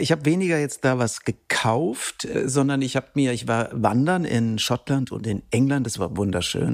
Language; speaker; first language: German; native; German